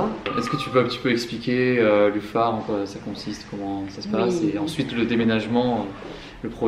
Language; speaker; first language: French; native; French